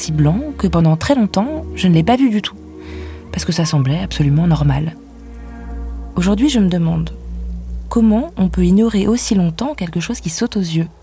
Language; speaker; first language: French; native; French